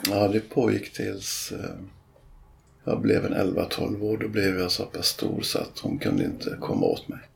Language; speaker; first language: Swedish; native; Swedish